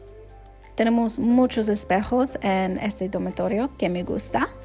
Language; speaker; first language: Spanish; non-native, learner; English